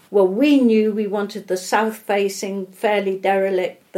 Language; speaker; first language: English; native; English